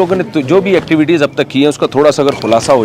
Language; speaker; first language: Urdu; native; Urdu